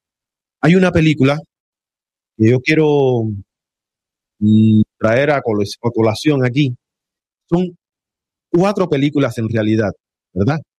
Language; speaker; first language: Spanish; native; Spanish